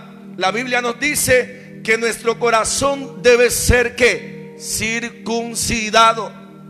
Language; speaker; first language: Spanish; native; Spanish